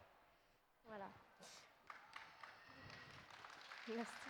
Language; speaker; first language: French; early bilingual, other home language; Khmer